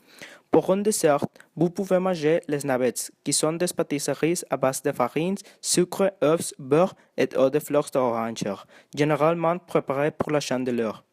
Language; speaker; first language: French; non-native, learner; Spanish